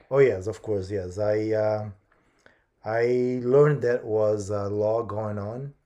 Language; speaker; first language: English; non-native, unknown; Portuguese